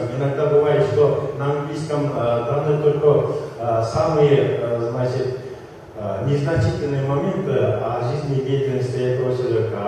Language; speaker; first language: Russian; non-native, local second language; Kyrgyz